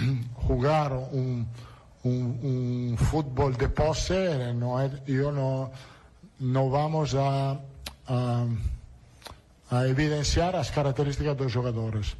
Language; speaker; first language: Portuguese; non-native, learner; Italian